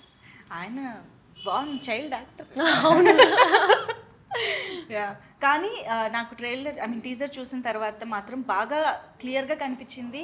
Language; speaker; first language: Telugu; native; Telugu